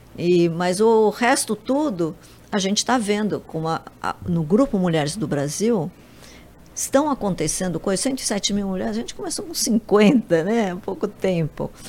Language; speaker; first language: Portuguese; early bilingual, other home language; Japanese